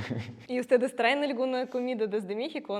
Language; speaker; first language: Spanish; non-native, fluent; Russian